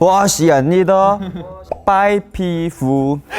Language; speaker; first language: Chinese; non-native, learner; Korean